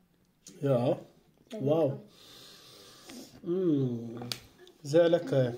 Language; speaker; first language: German; non-native, learner; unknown